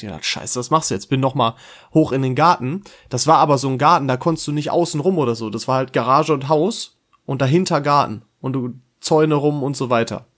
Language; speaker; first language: German; native; German